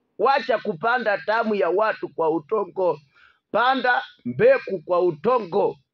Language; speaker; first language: Swahili; non-native, local second language; Luyia